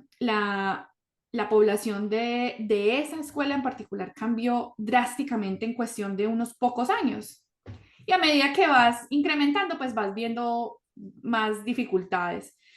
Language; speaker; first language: Spanish; early bilingual, heritage; Spanish